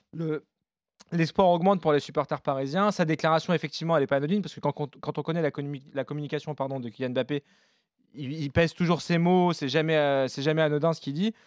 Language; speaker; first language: French; native; French